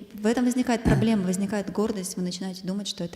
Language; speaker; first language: Russian; native; Russian